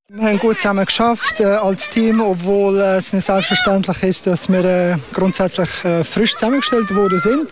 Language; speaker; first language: German; native; German